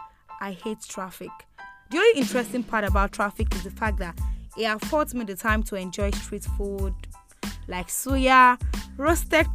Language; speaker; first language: English; non-native, local second language; Igbo